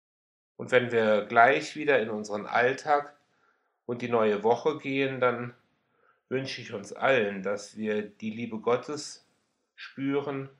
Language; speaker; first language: German; native; German